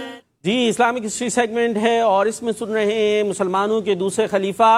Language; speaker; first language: Urdu; native; Urdu